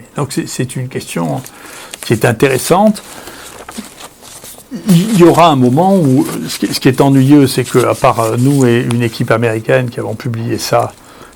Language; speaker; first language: French; native; French